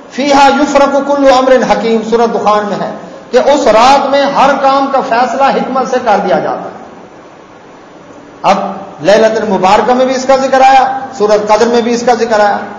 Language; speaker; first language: Urdu; non-native, local second language; Saraiki